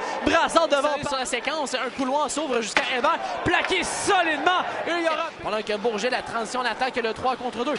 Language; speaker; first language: French; native; French